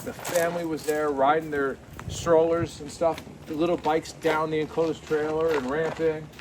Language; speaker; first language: English; native; English